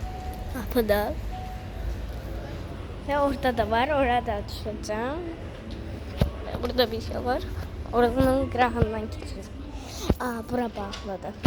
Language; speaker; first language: Turkish; non-native, learner; Azerbaijani